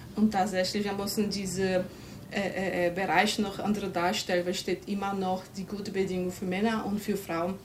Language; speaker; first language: German; non-native, fluent; Portuguese